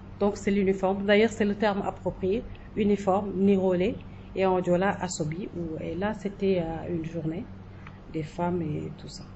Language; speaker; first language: French; non-native, local second language; Jola-Fonyi